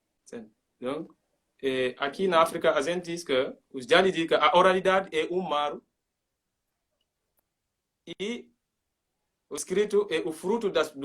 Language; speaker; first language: Portuguese; non-native, learner; Mandingo